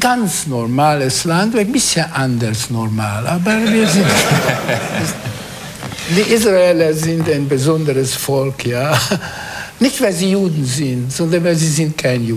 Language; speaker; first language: German; non-native, fluent; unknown